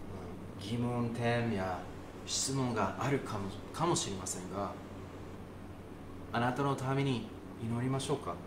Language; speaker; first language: Japanese; non-native, fluent; English